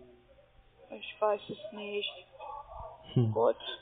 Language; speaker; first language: German; non-native, learner; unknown